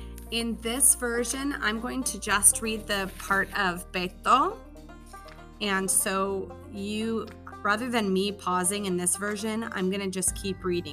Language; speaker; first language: English; native; English